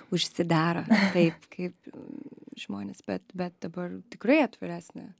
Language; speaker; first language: Lithuanian; early bilingual, other home language; English